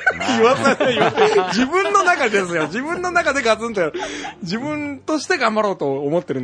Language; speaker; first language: Japanese; native; Japanese